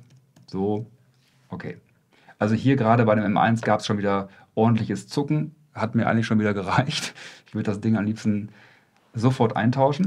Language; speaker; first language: German; native; German